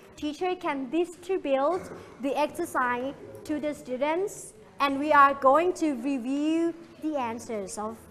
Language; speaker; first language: English; non-native, fluent; Thai